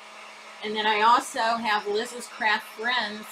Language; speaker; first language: English; native; English